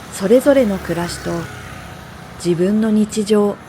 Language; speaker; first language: Japanese; native; Japanese